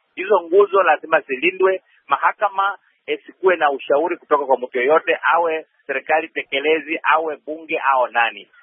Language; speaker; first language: Swahili; non-native, local second language; Luyia